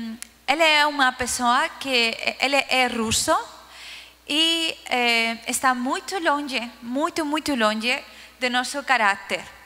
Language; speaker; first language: Portuguese; non-native, learner; Spanish